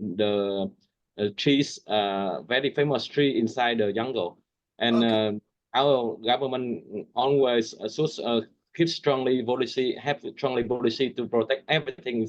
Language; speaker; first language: English; non-native, learner; Vietnamese